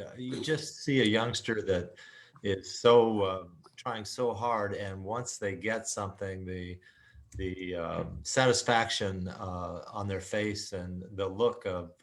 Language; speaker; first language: English; native; English